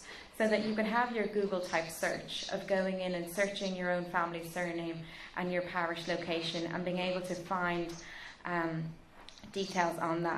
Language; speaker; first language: English; native; English